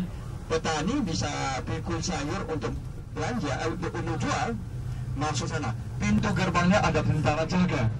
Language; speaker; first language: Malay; non-native, fluent; Chinese